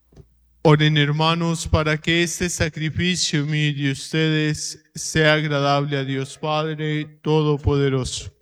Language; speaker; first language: Spanish; native; Spanish